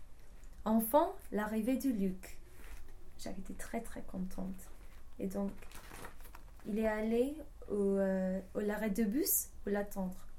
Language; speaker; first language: French; non-native, learner; English